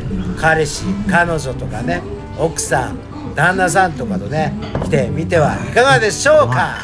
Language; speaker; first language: Japanese; native; Japanese